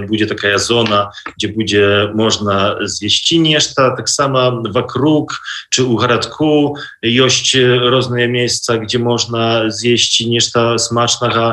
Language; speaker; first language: Belarusian; non-native, local second language; Polish